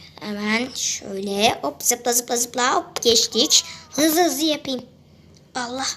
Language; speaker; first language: Turkish; native; Turkish